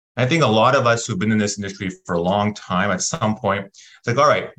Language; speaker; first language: English; native; English